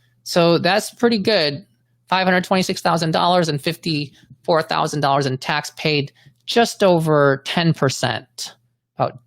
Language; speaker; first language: English; native; English